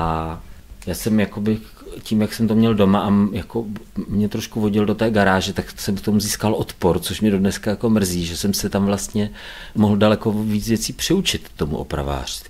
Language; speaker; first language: Czech; native; Czech